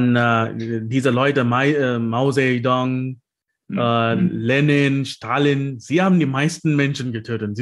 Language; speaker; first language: German; non-native, fluent; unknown